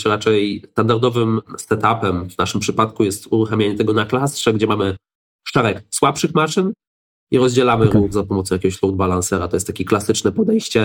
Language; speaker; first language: Polish; native; Polish